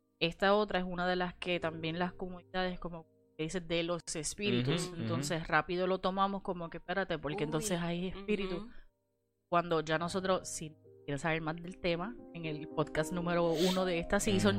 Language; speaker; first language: Spanish; native; Spanish